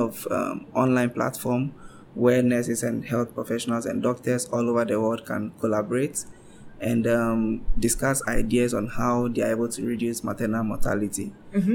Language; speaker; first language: English; non-native, local second language; Ga